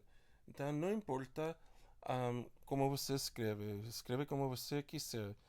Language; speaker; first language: Portuguese; non-native, learner; English